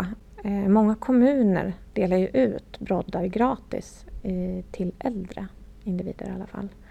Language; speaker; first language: Swedish; native; Swedish